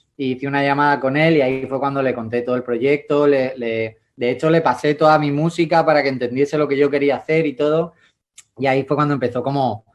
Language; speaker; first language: Spanish; native; Spanish